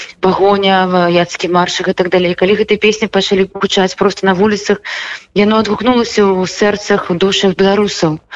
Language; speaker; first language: Belarusian; non-native, local second language; Russian